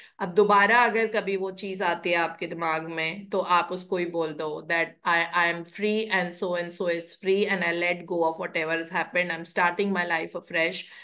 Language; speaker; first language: Hindi; native; Hindi